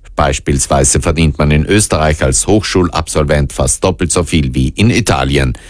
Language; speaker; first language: German; native; German